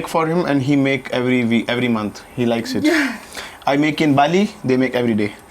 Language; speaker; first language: English; non-native, local second language; Hindi